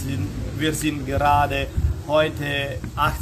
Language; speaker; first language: German; non-native, fluent; Romanian